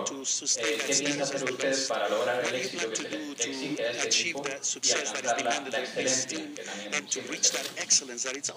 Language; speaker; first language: Spanish; native; Spanish